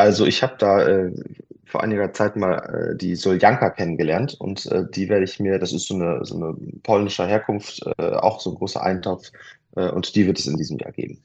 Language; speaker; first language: German; native; German